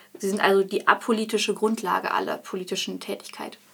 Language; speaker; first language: German; native; German